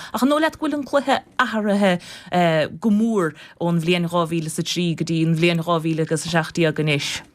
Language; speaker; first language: Irish; native; Irish